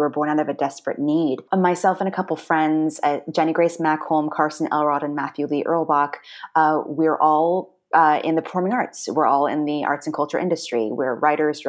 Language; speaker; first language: English; native; English